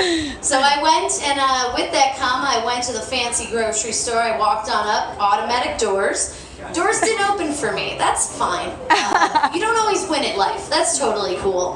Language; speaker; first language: English; native; English